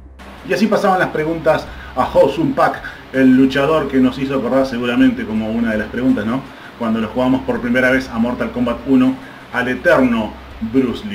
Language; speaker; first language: Spanish; native; Spanish